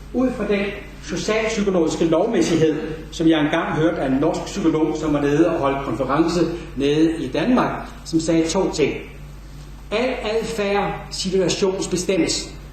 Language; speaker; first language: Danish; native; Danish